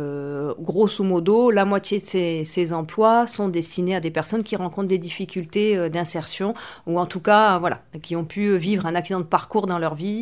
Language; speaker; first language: French; native; French